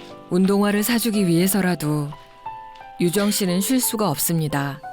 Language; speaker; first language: Korean; native; Korean